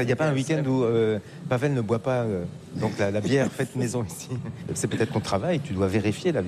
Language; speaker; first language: French; native; French